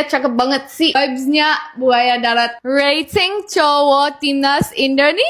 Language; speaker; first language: Indonesian; non-native, fluent; Korean